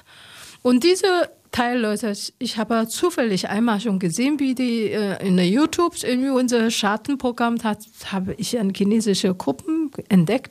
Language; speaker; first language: German; non-native, learner; Chinese